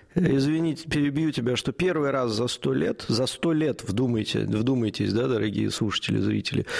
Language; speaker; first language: Russian; native; Russian